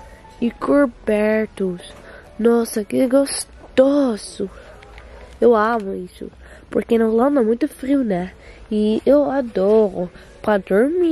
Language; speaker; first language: Portuguese; non-native, learner; Dutch